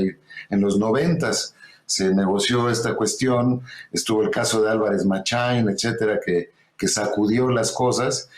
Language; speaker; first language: Spanish; native; Spanish